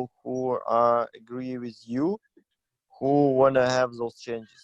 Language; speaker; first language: English; non-native, learner; Russian